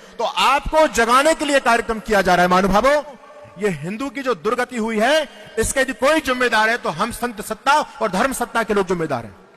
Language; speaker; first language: Hindi; native; Hindi